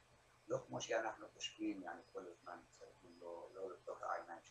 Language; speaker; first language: Hebrew; non-native, local second language; Arabic